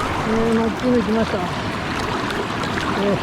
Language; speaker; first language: Japanese; native; Japanese